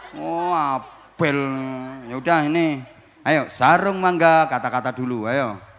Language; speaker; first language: Indonesian; non-native, local second language; Javanese